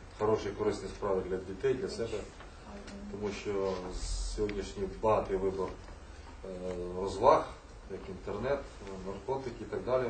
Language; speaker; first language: Ukrainian; native; Ukrainian